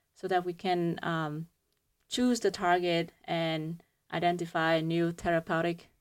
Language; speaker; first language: English; non-native, fluent; Vietnamese